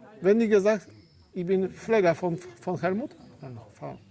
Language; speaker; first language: German; non-native, learner; Polish